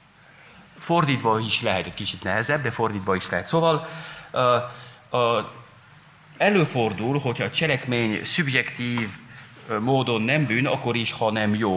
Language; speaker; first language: Hungarian; non-native, fluent; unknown